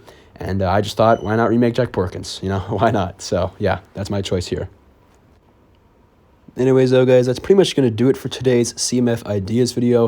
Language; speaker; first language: English; native; English